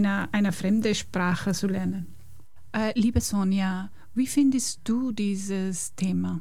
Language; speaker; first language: German; non-native, learner; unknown